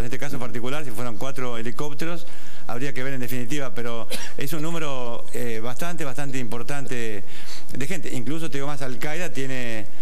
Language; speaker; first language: Spanish; native; Spanish